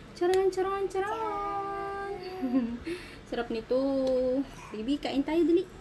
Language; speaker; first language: Filipino; native; Filipino